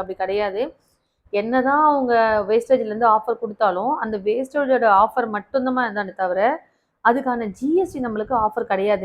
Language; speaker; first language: Tamil; native; Tamil